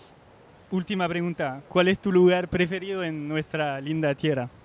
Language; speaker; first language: Spanish; non-native, fluent; French